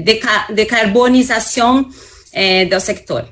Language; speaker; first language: Spanish; non-native, fluent; Portuguese